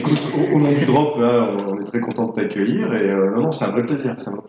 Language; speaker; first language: French; native; French